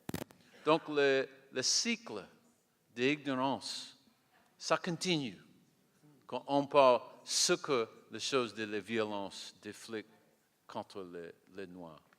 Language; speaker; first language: French; non-native, learner; English